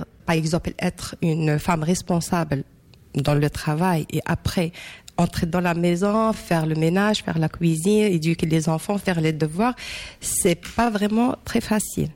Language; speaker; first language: French; non-native, local second language; Arabic